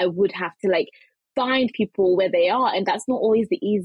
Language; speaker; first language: English; early bilingual, other home language; Shona